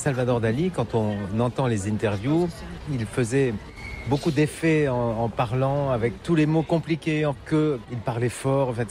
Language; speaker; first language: French; native; French